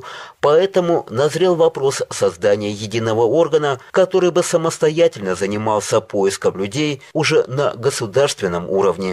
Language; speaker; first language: Russian; non-native, local second language; Tajik